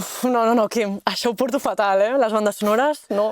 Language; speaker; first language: Catalan; native; Catalan